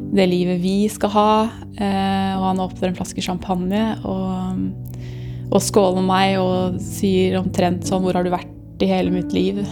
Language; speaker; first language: Norwegian; native; Norwegian